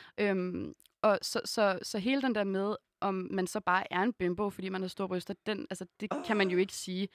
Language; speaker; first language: Danish; native; Danish